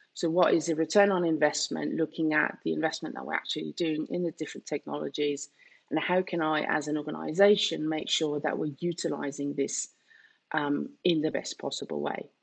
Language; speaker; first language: English; non-native, fluent; Danish